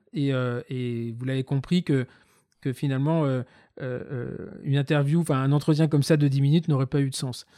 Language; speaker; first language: French; native; French